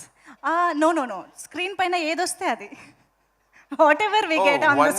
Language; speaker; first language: Telugu; native; Telugu